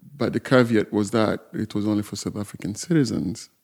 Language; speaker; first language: English; non-native, fluent; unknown